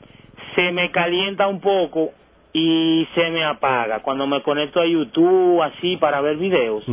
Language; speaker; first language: Spanish; native; Spanish